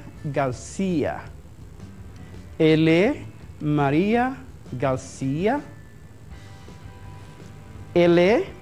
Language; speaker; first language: French; non-native, fluent; Spanish